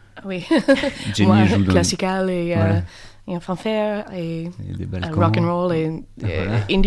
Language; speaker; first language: French; non-native, learner; English